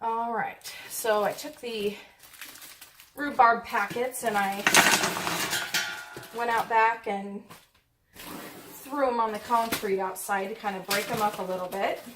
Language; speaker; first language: English; native; English